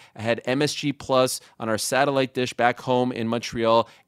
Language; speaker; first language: English; native; English